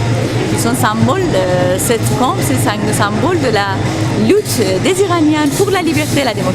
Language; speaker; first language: French; non-native, fluent; Persian